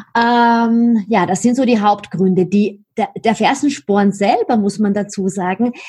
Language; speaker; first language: German; native; German